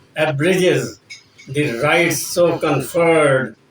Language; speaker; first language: English; non-native, local second language; Urdu